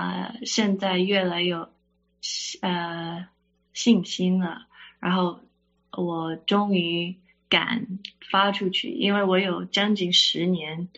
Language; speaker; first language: Chinese; early bilingual, heritage; Chinese